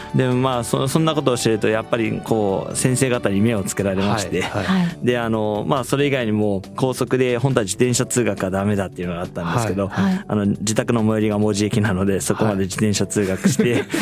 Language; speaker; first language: Japanese; native; Japanese